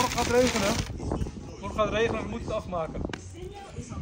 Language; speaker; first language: Dutch; native; Dutch